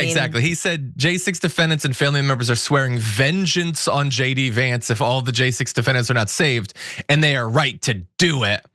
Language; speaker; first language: English; native; English